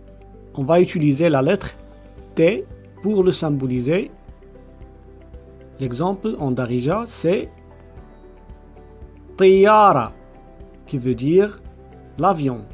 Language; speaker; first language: French; non-native, local second language; Arabic